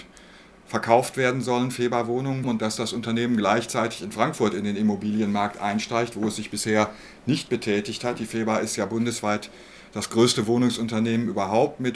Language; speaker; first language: German; native; German